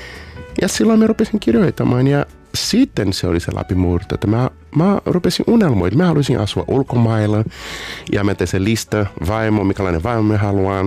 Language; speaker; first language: Finnish; non-native, fluent; Portuguese